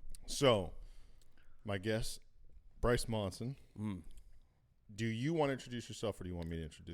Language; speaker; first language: English; native; English